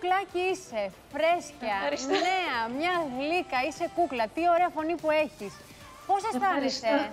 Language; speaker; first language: Greek; native; Greek